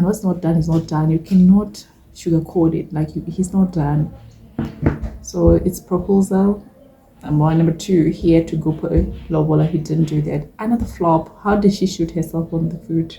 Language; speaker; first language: English; non-native, local second language; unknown